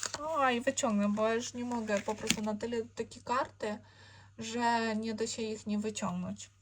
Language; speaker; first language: Polish; non-native, learner; Ukrainian